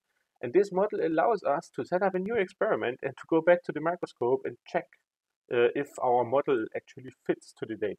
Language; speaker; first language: English; non-native, fluent; German